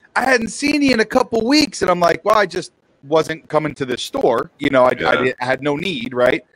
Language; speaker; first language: English; native; English